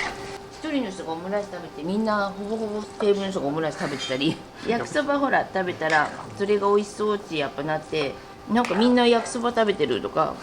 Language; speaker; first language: Japanese; native; Japanese